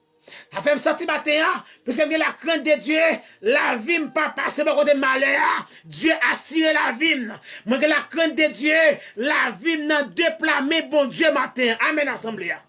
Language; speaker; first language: French; non-native, learner; Haitian Creole